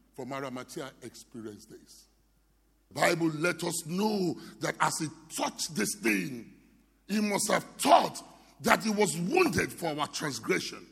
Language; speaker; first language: English; non-native, local second language; Yoruba